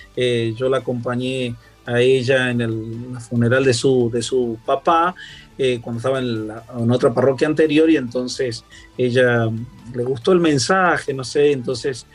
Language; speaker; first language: Spanish; native; Spanish